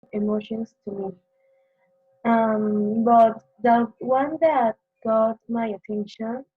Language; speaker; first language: English; non-native, learner; Spanish